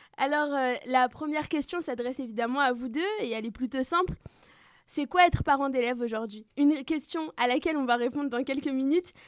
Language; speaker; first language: French; native; French